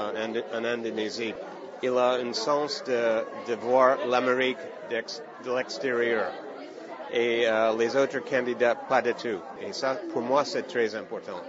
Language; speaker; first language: French; non-native, fluent; English